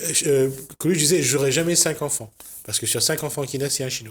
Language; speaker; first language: French; native; French